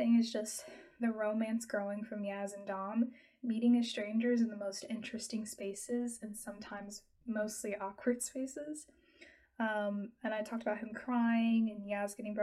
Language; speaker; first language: English; native; English